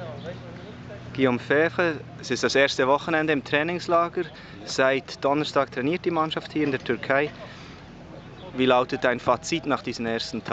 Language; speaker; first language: German; native; German